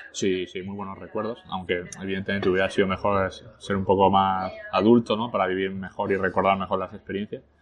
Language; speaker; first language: Spanish; early bilingual, other home language; French